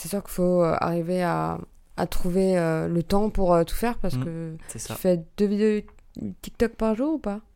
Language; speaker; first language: French; native; French